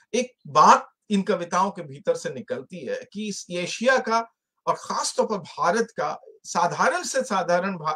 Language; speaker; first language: Hindi; native; Hindi